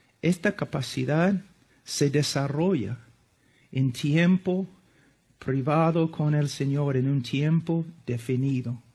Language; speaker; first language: Spanish; non-native, fluent; English